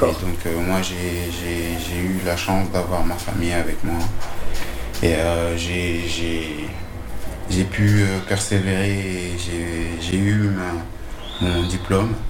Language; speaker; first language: French; non-native, local second language; Comorian